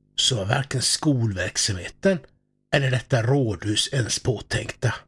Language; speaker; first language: Swedish; native; Swedish